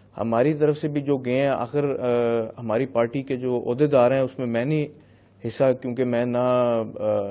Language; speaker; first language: Urdu; non-native, local second language; Punjabi